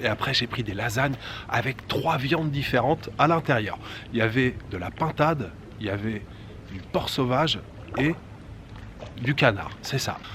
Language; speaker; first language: French; native; French